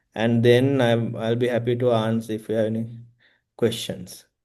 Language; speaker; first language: English; non-native, local second language; Sinhala